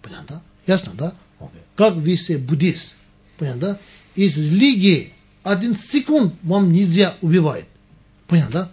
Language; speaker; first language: Russian; non-native, learner; Tibetan